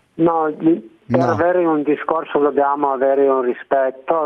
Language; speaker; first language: Italian; non-native, learner; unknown